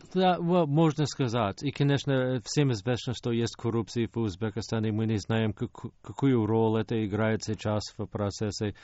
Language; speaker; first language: Russian; non-native, fluent; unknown